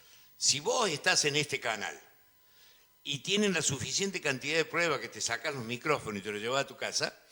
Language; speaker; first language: Spanish; native; Spanish